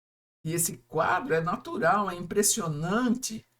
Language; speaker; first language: Portuguese; native; Portuguese